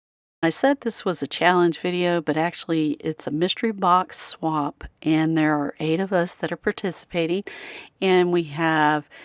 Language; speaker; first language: English; native; English